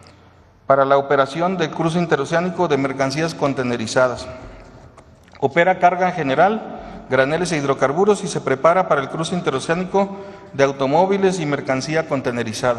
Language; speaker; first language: Spanish; native; Spanish